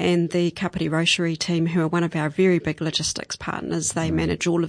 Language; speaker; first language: English; native; English